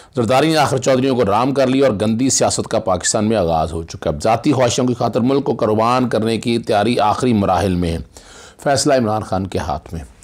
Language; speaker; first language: Urdu; non-native, local second language; Punjabi